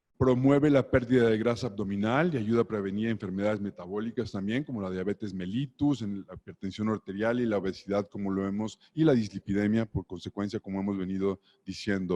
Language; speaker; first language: Spanish; native; Spanish